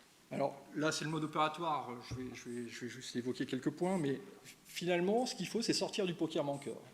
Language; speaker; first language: French; native; French